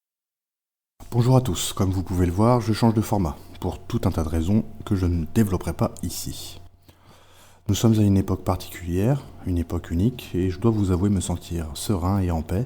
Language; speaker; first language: French; native; French